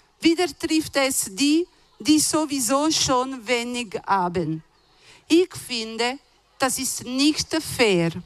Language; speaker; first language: German; non-native, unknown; Italian